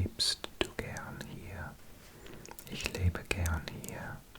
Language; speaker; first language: German; non-native, learner; English